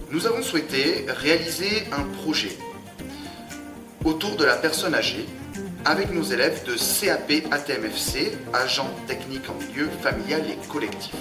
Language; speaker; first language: French; native; French